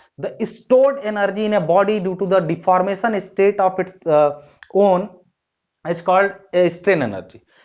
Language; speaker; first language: Hindi; native; Hindi